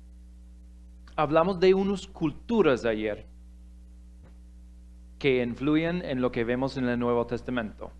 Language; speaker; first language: Spanish; non-native, fluent; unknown